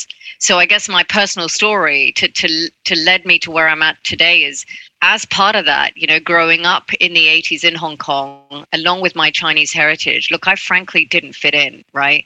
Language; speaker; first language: English; non-native, local second language; Cantonese